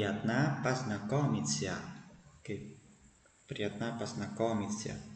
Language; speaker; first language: Russian; non-native, fluent; Indonesian